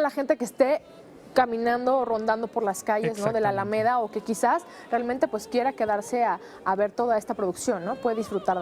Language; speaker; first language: Spanish; native; Spanish